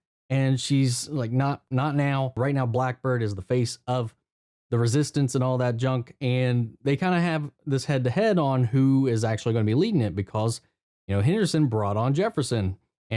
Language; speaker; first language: English; native; English